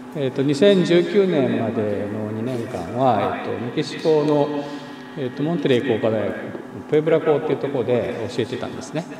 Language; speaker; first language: Japanese; native; Japanese